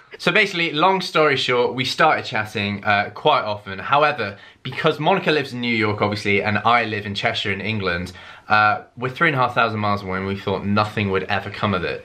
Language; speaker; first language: English; native; English